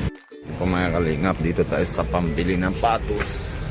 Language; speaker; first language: Filipino; non-native, local second language; Bikol